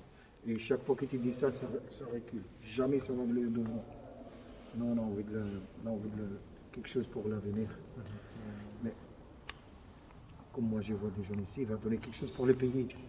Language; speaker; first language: French; non-native, fluent; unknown